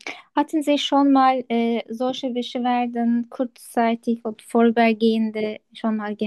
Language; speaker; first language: German; non-native, learner; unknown